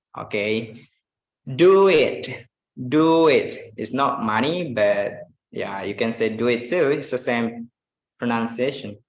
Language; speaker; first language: English; non-native, fluent; Indonesian